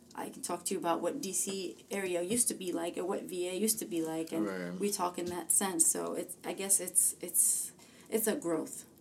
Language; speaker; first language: English; early bilingual, other home language; Amharic